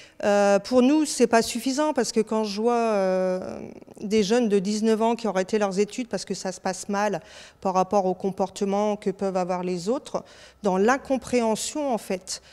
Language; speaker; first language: French; native; French